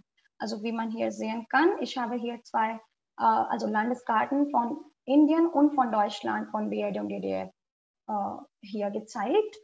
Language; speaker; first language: German; non-native, fluent; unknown